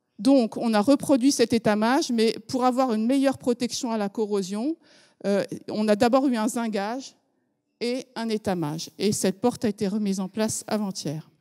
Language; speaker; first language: French; native; French